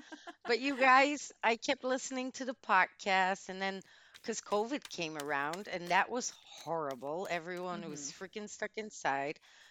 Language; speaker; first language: English; non-native, fluent; Dutch